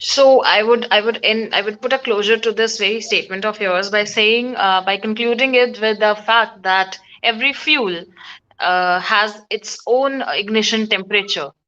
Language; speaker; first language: English; non-native, local second language; Hindi